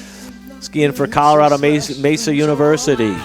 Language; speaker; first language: English; native; English